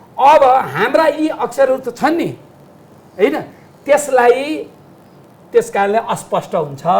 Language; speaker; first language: Nepali; native; Nepali